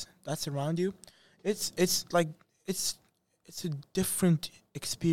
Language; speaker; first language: English; non-native, fluent; Persian